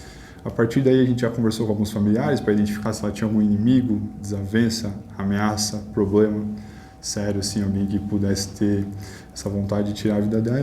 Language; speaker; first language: Portuguese; native; Portuguese